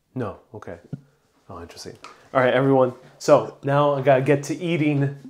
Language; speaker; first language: English; native; English